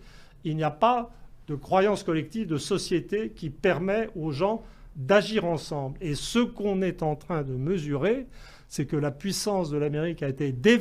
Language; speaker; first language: French; native; French